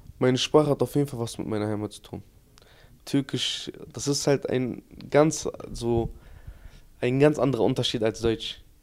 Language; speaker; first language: German; early bilingual, other home language; Turkish